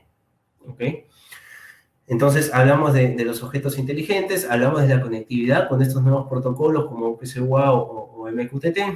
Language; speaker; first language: Spanish; native; Spanish